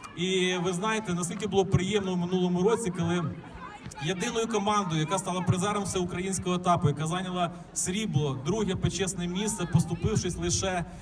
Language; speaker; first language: Ukrainian; native; Ukrainian